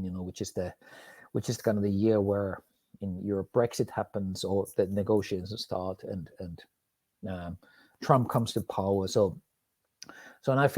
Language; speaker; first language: English; non-native, fluent; Finnish